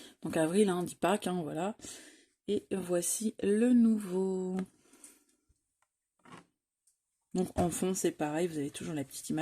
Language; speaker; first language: French; native; French